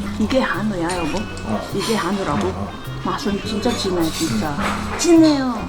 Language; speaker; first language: Korean; non-native, learner; Filipino